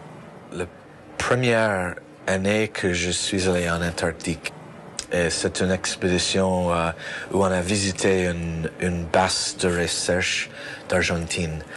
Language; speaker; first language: French; non-native, learner; English